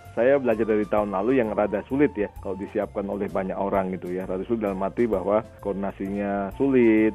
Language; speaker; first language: Indonesian; native; Indonesian